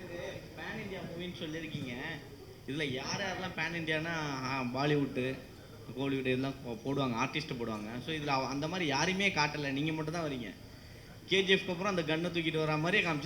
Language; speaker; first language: Tamil; native; Tamil